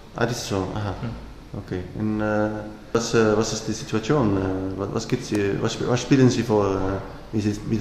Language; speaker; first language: German; non-native, learner; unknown